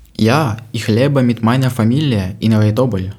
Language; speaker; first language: German; non-native, learner; Ukrainian